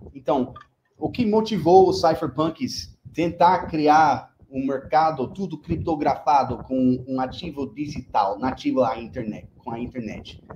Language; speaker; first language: Portuguese; non-native, fluent; English